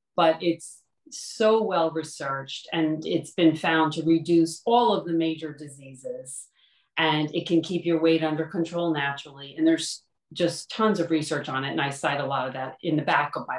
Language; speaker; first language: English; native; English